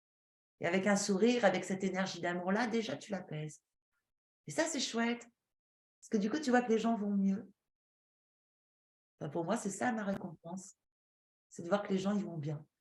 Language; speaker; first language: French; native; French